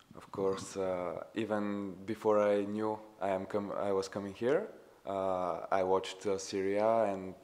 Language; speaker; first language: English; non-native, fluent; Bulgarian